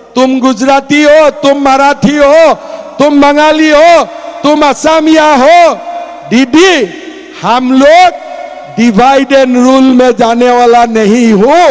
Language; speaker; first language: Hindi; non-native, local second language; Assamese